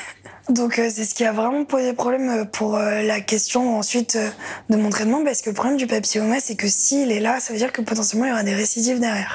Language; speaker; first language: French; native; French